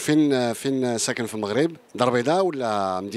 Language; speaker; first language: Arabic; native; Arabic